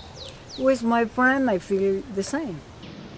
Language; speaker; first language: English; non-native, learner; Spanish